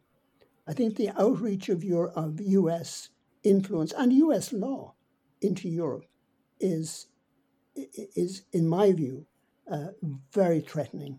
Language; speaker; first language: English; native; English